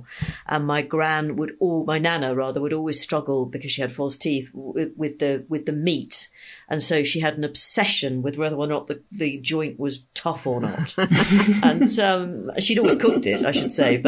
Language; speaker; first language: English; native; English